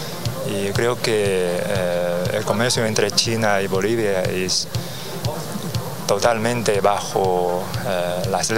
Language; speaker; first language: Spanish; non-native, learner; Chinese